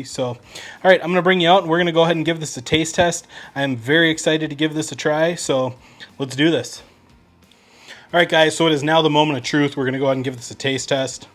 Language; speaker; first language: English; native; English